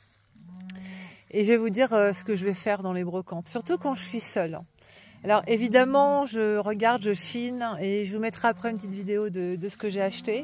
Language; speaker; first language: French; native; French